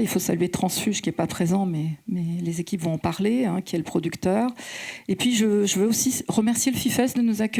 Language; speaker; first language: French; native; French